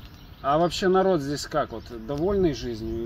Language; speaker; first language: Russian; native; Russian